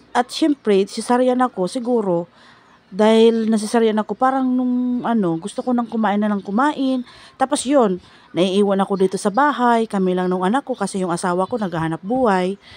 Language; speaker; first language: Filipino; non-native, local second language; Bikol